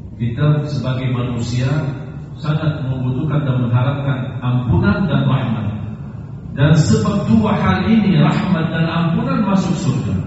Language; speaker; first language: Indonesian; non-native, fluent; Arabic